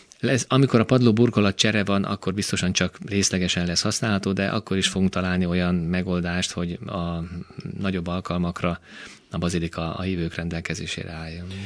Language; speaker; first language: Hungarian; native; Hungarian